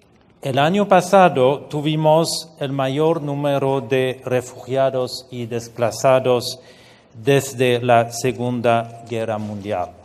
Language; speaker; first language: Spanish; non-native, fluent; French